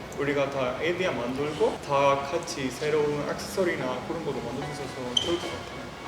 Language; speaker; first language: Korean; non-native, learner; Spanish